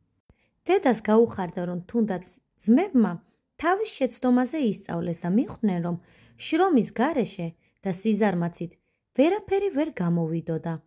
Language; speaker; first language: Georgian; native; Georgian